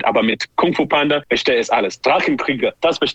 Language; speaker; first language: German; non-native, learner; English